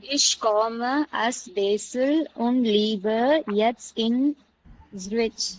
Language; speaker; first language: German; non-native, learner; Tamil